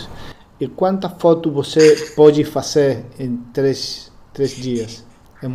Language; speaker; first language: Portuguese; non-native, learner; Spanish